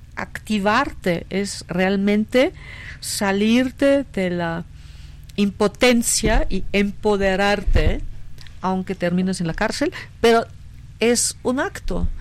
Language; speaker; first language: Spanish; non-native, fluent; German